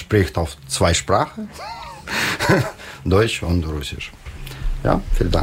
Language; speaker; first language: German; non-native, learner; Russian